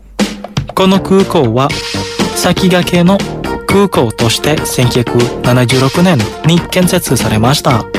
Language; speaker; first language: Japanese; non-native, fluent; Indonesian